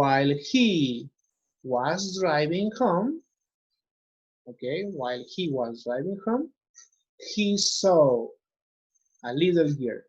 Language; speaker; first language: English; non-native, fluent; Spanish